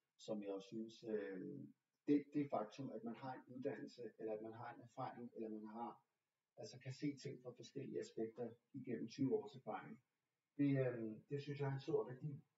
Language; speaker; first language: Danish; early bilingual, other home language; Urdu